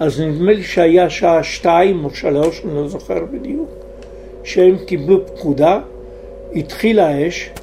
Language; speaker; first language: Hebrew; non-native, fluent; Italian